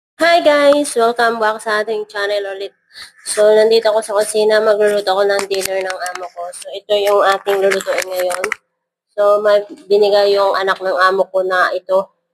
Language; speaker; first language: Filipino; non-native, local second language; Hiligaynon